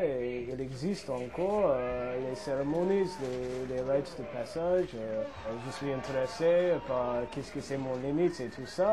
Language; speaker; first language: French; non-native, learner; English